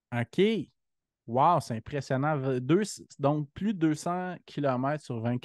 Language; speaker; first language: French; native; French